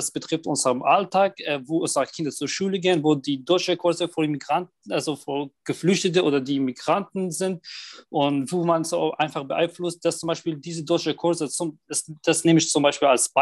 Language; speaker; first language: German; non-native, fluent; Arabic